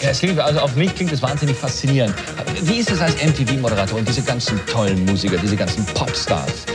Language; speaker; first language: German; native; German